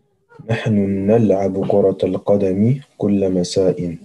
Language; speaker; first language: Arabic; non-native, learner; French